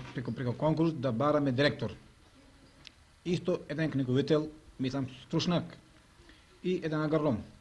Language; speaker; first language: Macedonian; native; Macedonian